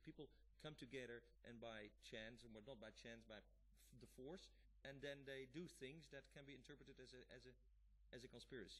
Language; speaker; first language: English; non-native, fluent; Dutch